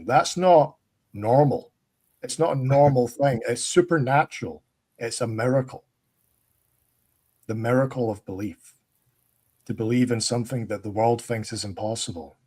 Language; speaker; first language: English; native; English